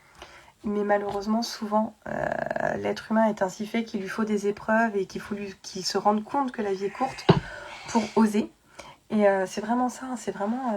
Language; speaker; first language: French; native; French